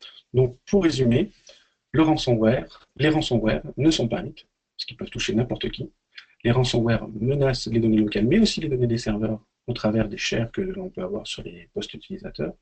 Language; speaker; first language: French; native; French